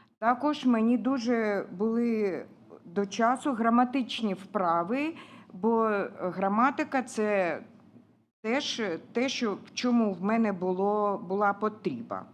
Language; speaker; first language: Ukrainian; non-native, local second language; Russian